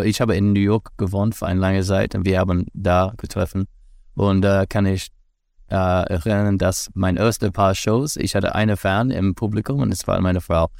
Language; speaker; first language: German; non-native, learner; English